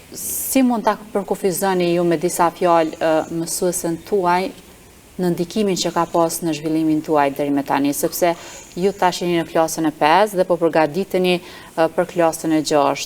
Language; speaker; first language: Albanian; native; Albanian